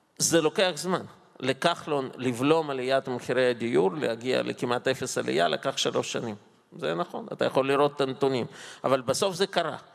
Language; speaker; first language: Hebrew; non-native, fluent; Russian